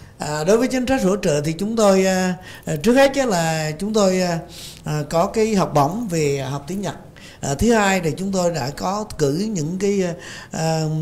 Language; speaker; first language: Vietnamese; native; Vietnamese